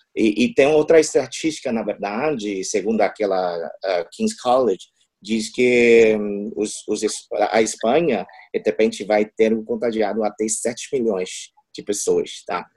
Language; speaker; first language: Portuguese; non-native, fluent; Chinese